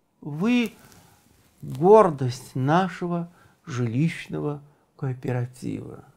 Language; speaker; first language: Russian; native; Russian